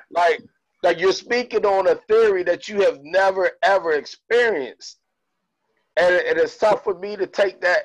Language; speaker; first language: English; native; English